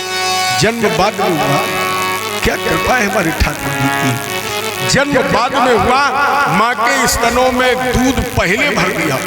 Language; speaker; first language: Hindi; native; Hindi